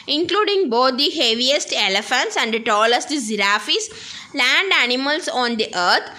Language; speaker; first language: English; non-native, local second language; Tamil